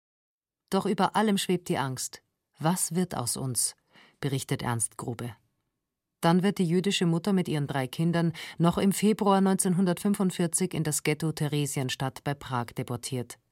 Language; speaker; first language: German; native; German